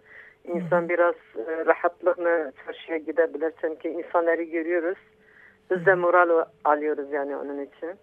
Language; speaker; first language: Turkish; non-native, local second language; Kurdish